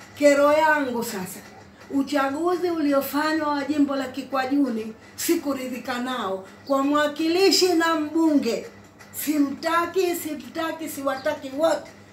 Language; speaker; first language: Swahili; native; Swahili